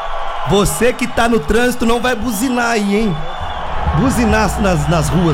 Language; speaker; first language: Portuguese; native; Portuguese